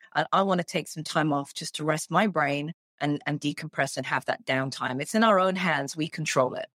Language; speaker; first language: English; native; English